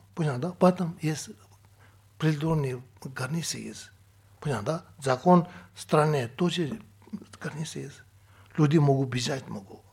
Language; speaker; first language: Russian; non-native, learner; Tibetan